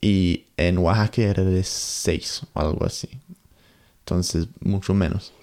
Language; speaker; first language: Spanish; non-native, learner; English